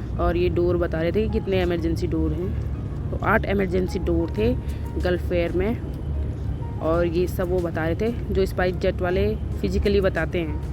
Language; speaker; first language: Hindi; native; Hindi